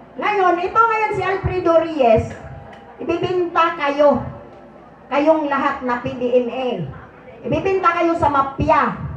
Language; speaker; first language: Filipino; non-native, local second language; Cebuano